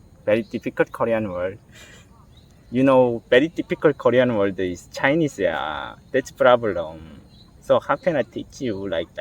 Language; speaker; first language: English; non-native, learner; Korean